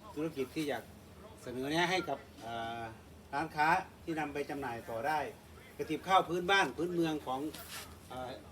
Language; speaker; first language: Thai; native; Thai